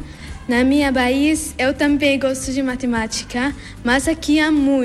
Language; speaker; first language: Portuguese; non-native, learner; Arabic